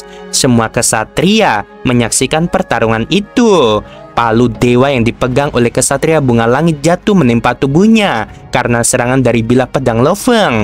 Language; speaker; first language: Indonesian; native; Indonesian